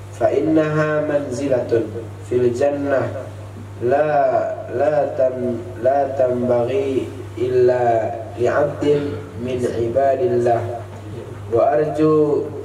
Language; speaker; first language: Arabic; non-native, fluent; Indonesian